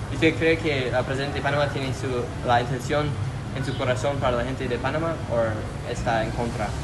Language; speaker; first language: Spanish; non-native, learner; English